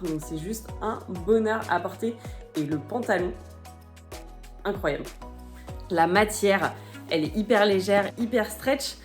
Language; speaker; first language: French; native; French